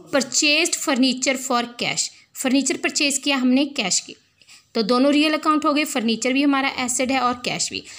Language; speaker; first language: Hindi; non-native, local second language; Punjabi